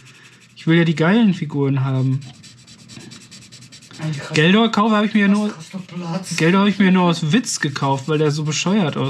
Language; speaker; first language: German; native; German